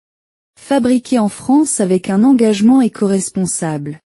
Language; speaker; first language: French; non-native, learner; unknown